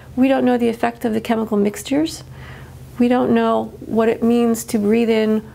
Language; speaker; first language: English; native; English